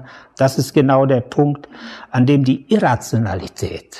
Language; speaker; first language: German; native; German